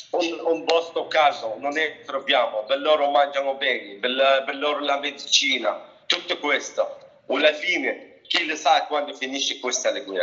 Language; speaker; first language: Italian; non-native, learner; Arabic